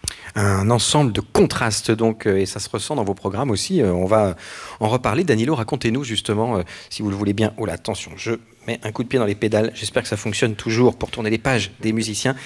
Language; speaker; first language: French; native; French